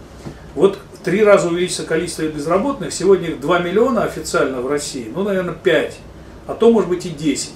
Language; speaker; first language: Russian; native; Russian